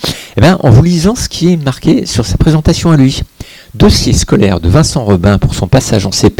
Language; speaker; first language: French; native; French